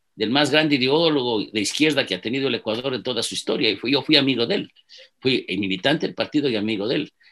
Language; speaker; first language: Spanish; native; Spanish